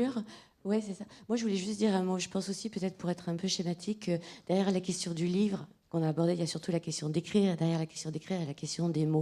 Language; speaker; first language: French; native; French